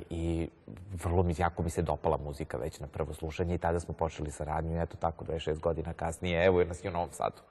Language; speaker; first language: Serbian; native; Serbian